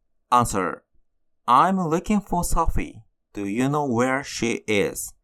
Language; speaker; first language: English; non-native, fluent; Japanese